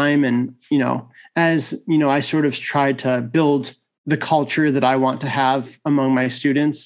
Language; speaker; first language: English; native; English